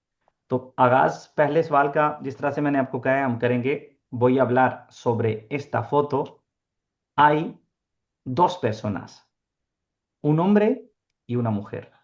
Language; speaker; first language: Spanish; non-native, fluent; Urdu